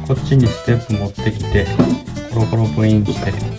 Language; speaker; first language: Japanese; native; Japanese